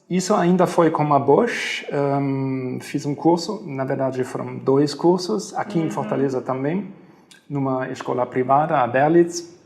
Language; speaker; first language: Portuguese; non-native, fluent; German